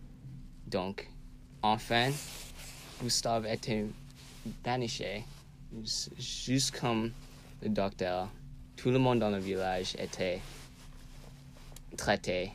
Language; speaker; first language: French; non-native, learner; English